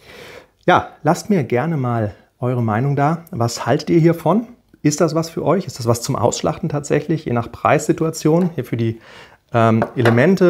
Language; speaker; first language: German; native; German